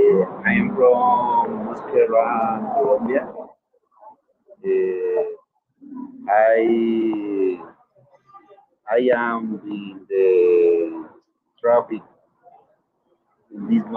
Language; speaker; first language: English; non-native, learner; Spanish